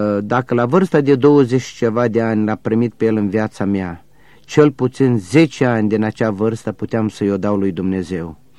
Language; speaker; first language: Romanian; native; Romanian